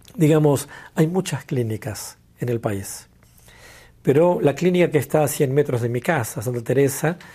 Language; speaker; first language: Spanish; native; Spanish